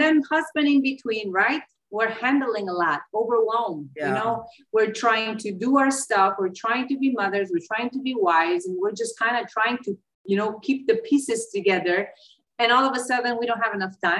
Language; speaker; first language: English; non-native, fluent; Slovenian